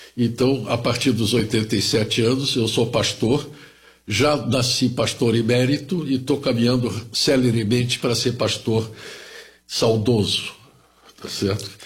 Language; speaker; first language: Portuguese; early bilingual, other home language; German